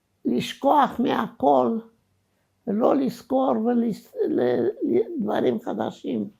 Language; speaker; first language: Hebrew; non-native, fluent; Romanian